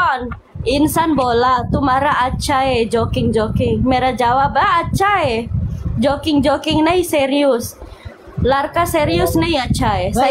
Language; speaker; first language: Hindi; non-native, learner; Pashto